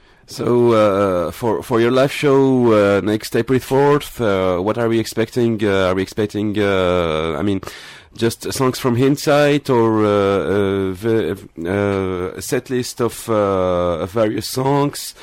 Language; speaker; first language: English; non-native, fluent; Arabic